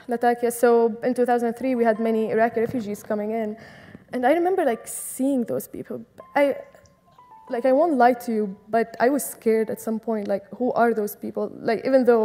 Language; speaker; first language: English; non-native, fluent; Arabic